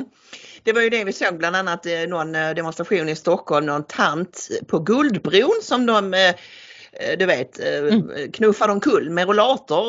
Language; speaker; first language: Swedish; native; Swedish